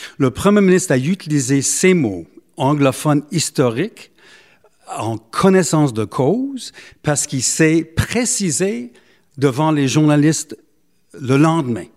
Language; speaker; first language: French; non-native, local second language; English